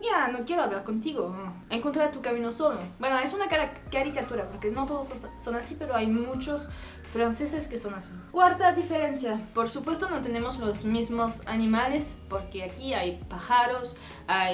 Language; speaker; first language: Spanish; non-native, learner; French